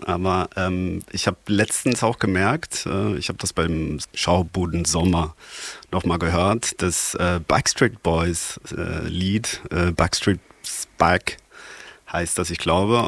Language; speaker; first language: German; non-native, fluent; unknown